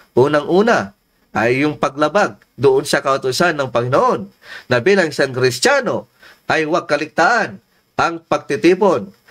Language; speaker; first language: Filipino; non-native, local second language; Iloko